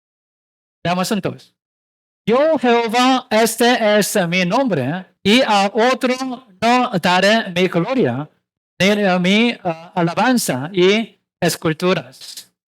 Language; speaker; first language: Spanish; non-native, learner; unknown